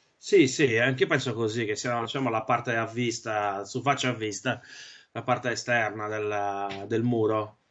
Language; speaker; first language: Italian; native; Italian